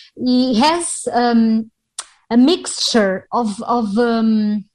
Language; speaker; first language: English; non-native, fluent; Portuguese